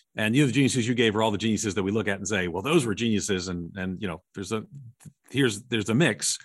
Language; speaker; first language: English; native; English